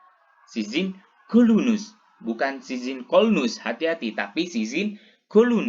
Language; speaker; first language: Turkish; non-native, fluent; Indonesian